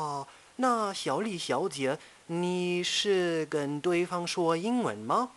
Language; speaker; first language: Chinese; non-native, fluent; German